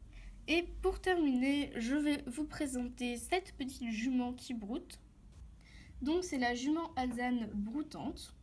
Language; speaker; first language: French; native; French